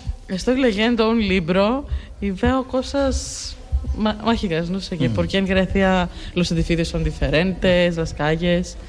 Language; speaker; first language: Spanish; non-native, learner; Greek